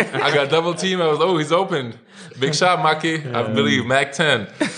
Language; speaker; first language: English; non-native, fluent; Lithuanian